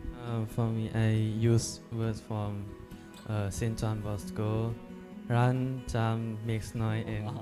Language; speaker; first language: English; non-native, learner; Thai